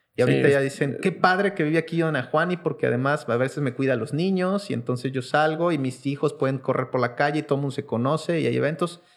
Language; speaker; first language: Spanish; native; Spanish